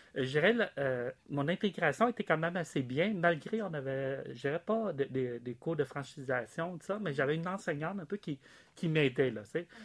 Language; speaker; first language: French; early bilingual, other home language; Vietnamese